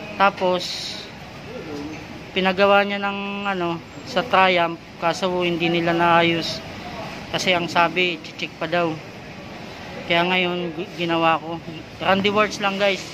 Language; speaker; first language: Filipino; non-native, local second language; Waray